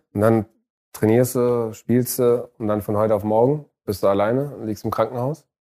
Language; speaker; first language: German; early bilingual, other home language; Arabic